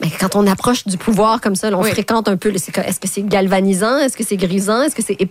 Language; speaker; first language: French; native; French